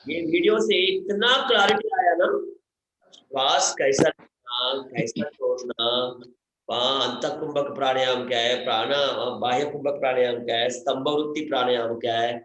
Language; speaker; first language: Hindi; non-native, local second language; Telugu